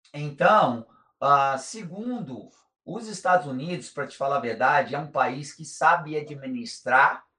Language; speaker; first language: Portuguese; native; Portuguese